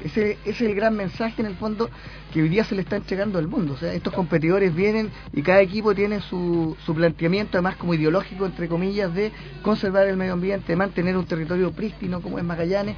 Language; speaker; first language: Spanish; native; Spanish